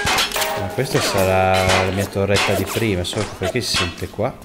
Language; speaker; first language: Italian; native; Italian